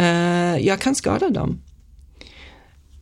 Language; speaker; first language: Swedish; non-native, fluent; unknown